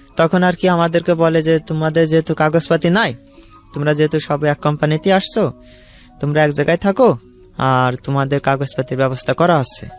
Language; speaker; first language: Bangla; native; Bangla